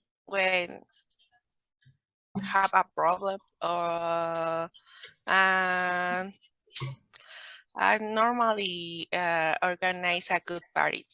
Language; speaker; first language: English; non-native, learner; Spanish